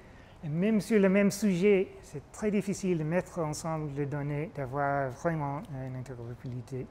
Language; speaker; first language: French; non-native, fluent; English